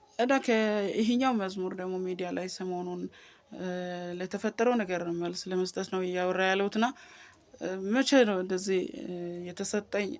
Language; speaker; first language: Amharic; non-native, local second language; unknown